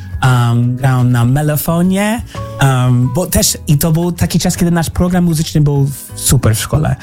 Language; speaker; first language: Polish; early bilingual, heritage; English